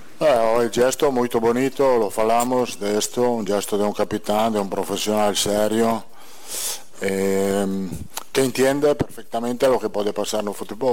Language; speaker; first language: Portuguese; non-native, learner; Italian